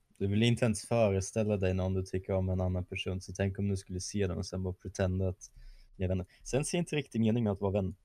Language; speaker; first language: Swedish; non-native, fluent; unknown